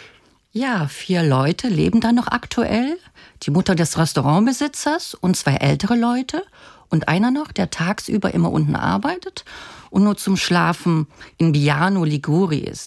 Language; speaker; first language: German; native; German